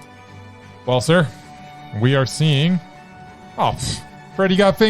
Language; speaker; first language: English; native; English